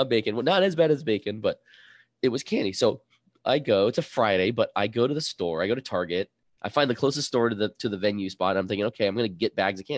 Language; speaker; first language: English; early bilingual, other home language; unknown